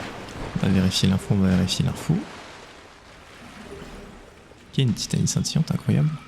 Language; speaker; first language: French; native; French